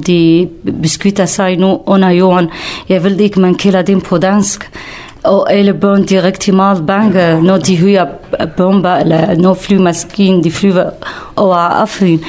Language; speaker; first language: Danish; non-native, learner; Kurdish